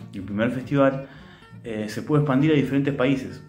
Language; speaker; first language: Spanish; native; Spanish